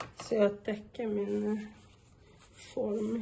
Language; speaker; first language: Swedish; non-native, fluent; Portuguese